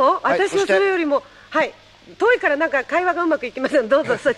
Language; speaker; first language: Japanese; native; Japanese